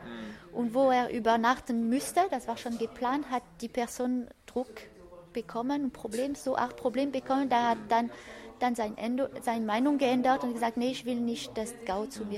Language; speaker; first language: German; non-native, fluent; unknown